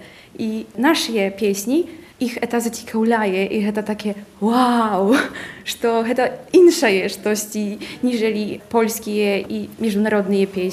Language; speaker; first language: Polish; non-native, local second language; Belarusian